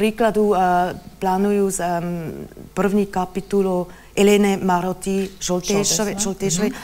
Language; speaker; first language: Slovak; non-native, learner; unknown